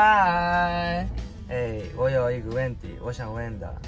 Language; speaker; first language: Chinese; non-native, learner; Japanese